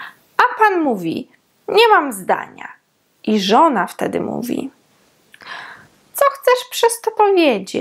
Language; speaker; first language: Polish; non-native, fluent; Ukrainian